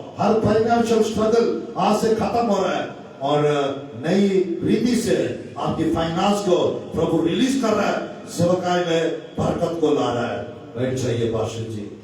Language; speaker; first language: Hindi; non-native, local second language; Telugu